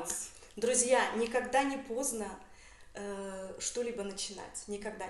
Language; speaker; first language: Russian; native; Russian